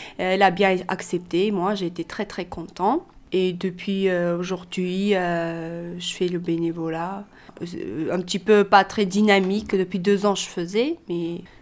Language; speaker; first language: French; non-native, learner; Russian